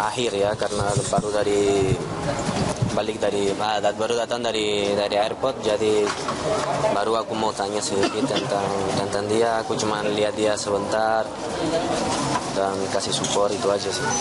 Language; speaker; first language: Indonesian; non-native, fluent; Spanish